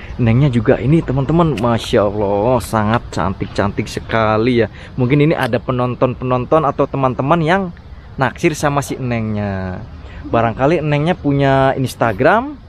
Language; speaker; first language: Indonesian; non-native, local second language; Sundanese